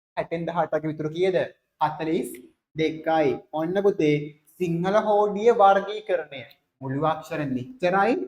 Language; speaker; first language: Sinhala; non-native, local second language; Tamil